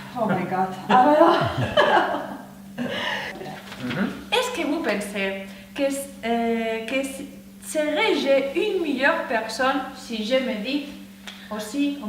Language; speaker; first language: French; non-native, learner; Spanish